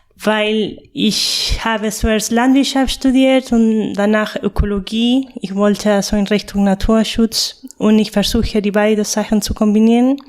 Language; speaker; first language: German; non-native, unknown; Spanish